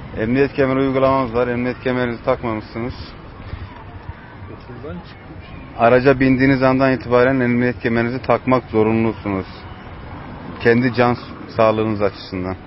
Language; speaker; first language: Turkish; native; Turkish